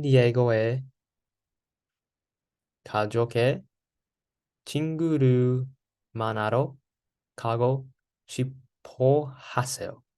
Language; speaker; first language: Korean; non-native, learner; English